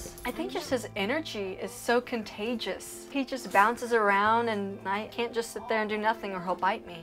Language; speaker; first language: English; native; English